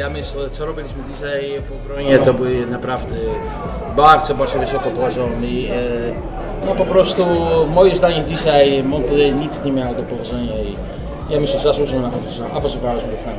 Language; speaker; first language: Polish; non-native, learner; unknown